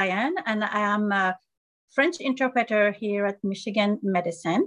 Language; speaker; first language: English; non-native, fluent; French